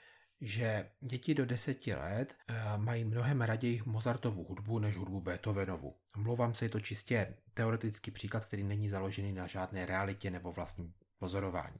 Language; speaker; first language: Czech; native; Czech